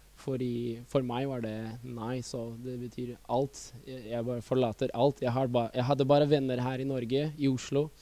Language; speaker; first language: Norwegian; non-native, fluent; Estonian